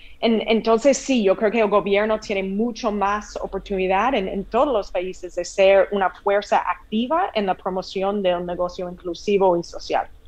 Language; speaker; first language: Spanish; non-native, fluent; English